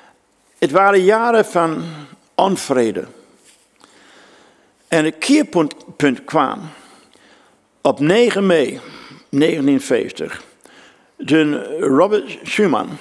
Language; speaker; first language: Dutch; non-native, fluent; English